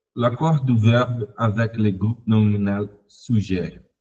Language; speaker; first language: French; non-native, fluent; Portuguese